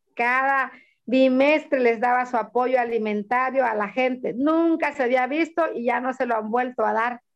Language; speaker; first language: Spanish; native; Spanish